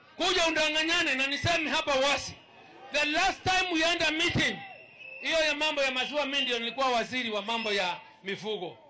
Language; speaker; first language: Swahili; non-native, local second language; Meru